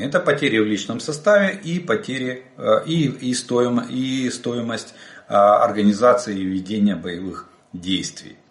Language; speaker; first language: Russian; native; Russian